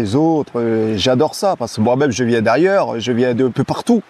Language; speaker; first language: French; non-native, local second language; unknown